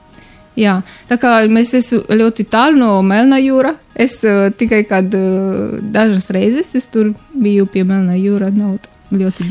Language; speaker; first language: Latvian; non-native, learner; Romanian